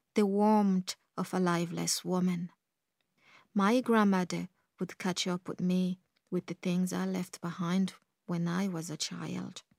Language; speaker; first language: English; early bilingual, other home language; Kongo